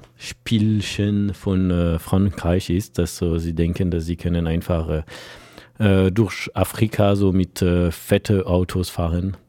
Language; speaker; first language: German; non-native, fluent; French